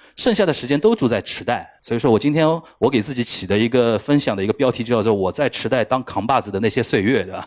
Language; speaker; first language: Chinese; native; Chinese